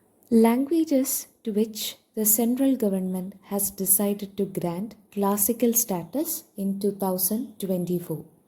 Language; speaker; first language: English; non-native, local second language; Malayalam